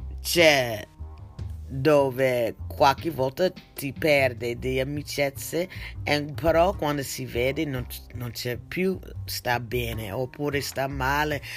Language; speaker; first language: Italian; non-native, learner; English